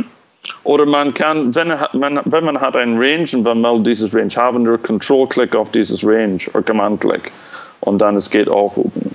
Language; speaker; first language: German; non-native, fluent; English